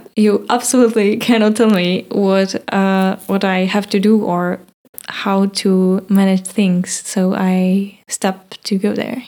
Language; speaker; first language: English; non-native, learner; Czech